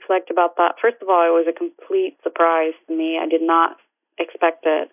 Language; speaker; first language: English; non-native, fluent; Arabic